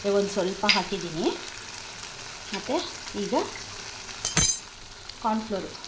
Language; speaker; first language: Kannada; native; Kannada